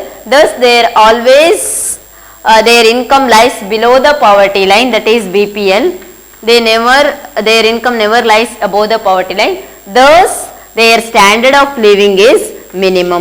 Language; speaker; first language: English; non-native, local second language; Kannada